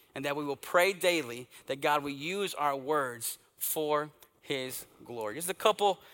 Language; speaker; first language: English; native; English